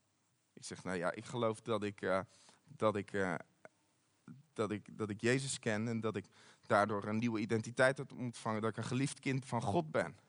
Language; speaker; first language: Dutch; native; Dutch